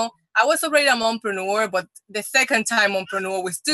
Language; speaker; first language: English; non-native, fluent; Spanish